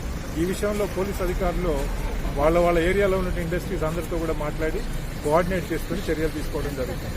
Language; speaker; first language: Telugu; native; Telugu